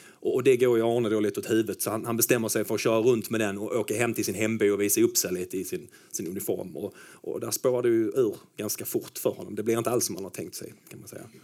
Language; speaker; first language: Swedish; native; Swedish